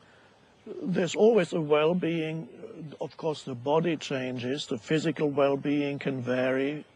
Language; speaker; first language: English; non-native, fluent; German